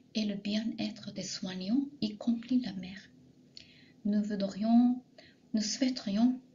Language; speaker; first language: French; non-native, fluent; Japanese